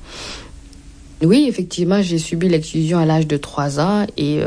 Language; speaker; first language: French; non-native, local second language; Mossi